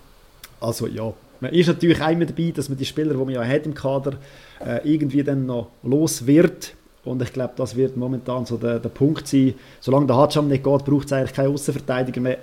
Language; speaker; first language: German; native; German